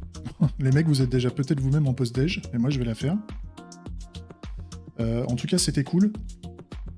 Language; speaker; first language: French; native; French